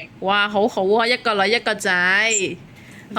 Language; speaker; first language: Cantonese; native; Cantonese